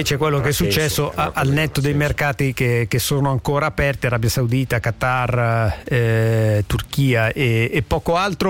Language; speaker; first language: Italian; native; Italian